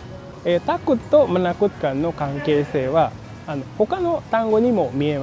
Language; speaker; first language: Japanese; non-native, fluent; Indonesian